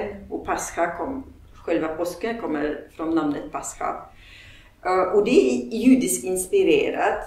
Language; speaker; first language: Swedish; non-native, fluent; Polish